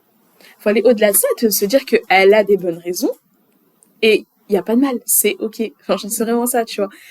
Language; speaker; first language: French; native; French